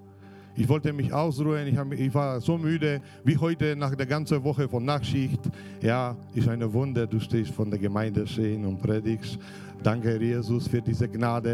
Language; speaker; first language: German; non-native, fluent; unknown